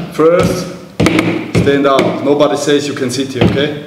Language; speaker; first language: English; non-native, fluent; German